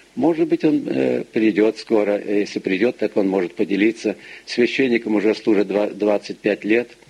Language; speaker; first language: Russian; early bilingual, heritage; Russian